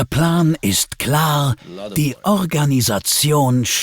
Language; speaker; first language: German; native; German